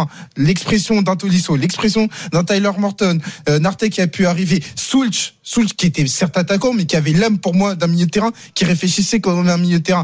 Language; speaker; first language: French; native; French